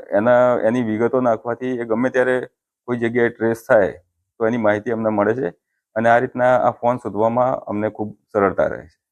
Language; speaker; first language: Gujarati; native; Gujarati